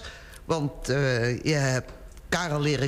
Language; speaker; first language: Dutch; native; Dutch